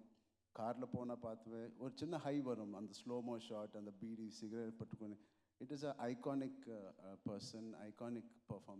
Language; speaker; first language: Tamil; non-native, local second language; Telugu